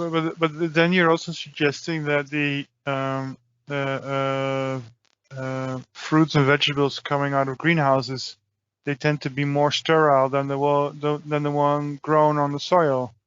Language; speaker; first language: English; non-native, fluent; Dutch